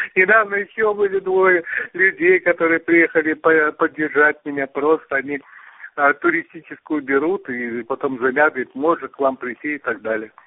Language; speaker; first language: Russian; non-native, local second language; Uzbek